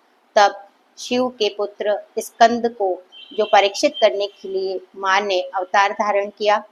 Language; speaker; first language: Hindi; native; Hindi